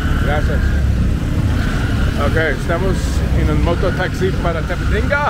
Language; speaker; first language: Spanish; non-native, learner; English